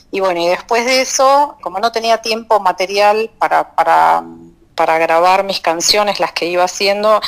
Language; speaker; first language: Spanish; native; Spanish